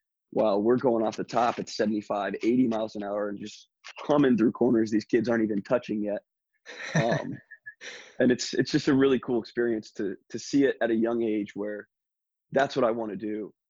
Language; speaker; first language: English; native; English